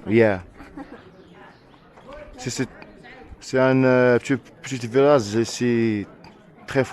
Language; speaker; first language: French; non-native, learner; Arabic